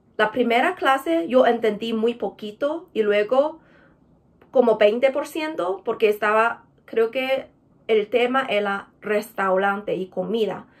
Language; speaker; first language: Spanish; non-native, fluent; Chinese